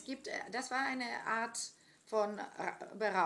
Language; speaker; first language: German; non-native, fluent; Greek